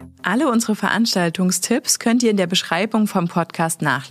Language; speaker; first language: German; native; German